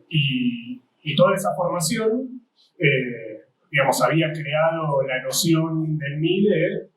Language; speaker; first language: Spanish; native; Spanish